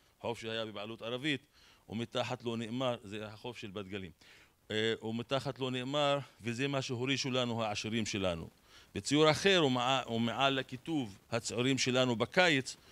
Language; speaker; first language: Hebrew; non-native, local second language; Arabic